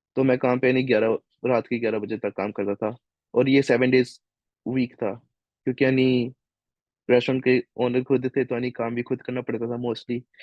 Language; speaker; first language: Hindi; native; Hindi